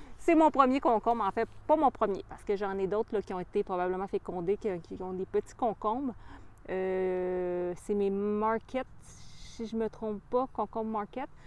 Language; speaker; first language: French; native; French